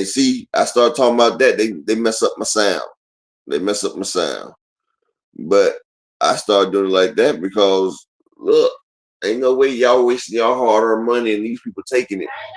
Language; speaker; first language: English; native; English